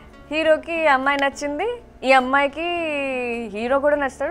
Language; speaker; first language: Telugu; non-native, fluent; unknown